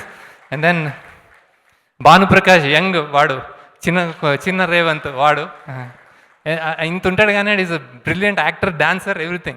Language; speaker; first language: Telugu; native; Telugu